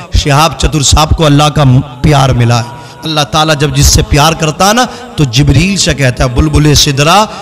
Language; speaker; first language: Hindi; native; Hindi